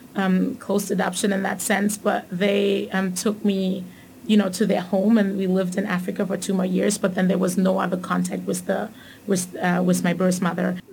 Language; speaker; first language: English; non-native, fluent; German